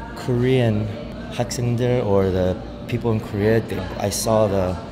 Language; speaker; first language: English; early bilingual, other home language; Korean